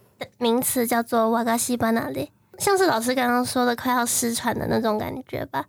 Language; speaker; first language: Chinese; native; Chinese